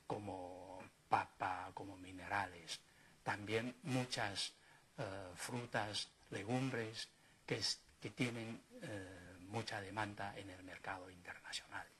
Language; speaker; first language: Spanish; non-native, fluent; Chinese